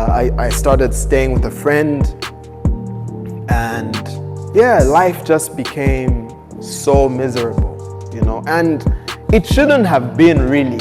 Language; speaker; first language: English; non-native, local second language; Bemba